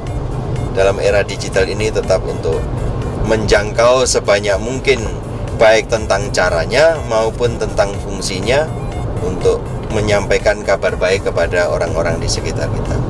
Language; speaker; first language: Indonesian; native; Indonesian